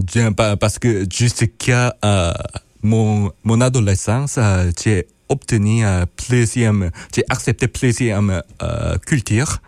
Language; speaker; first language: French; non-native, fluent; Korean